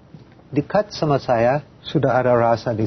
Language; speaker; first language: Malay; non-native, fluent; English